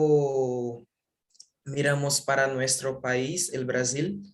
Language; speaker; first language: Spanish; non-native, learner; Portuguese